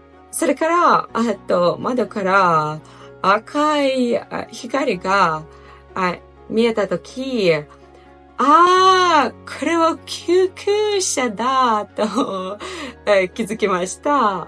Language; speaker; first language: Japanese; non-native, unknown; Ukrainian